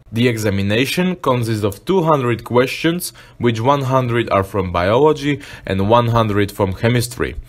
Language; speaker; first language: English; non-native, fluent; Slovak